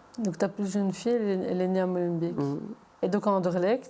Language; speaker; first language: French; native; French